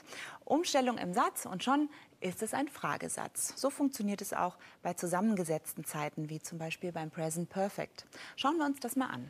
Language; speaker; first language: German; native; German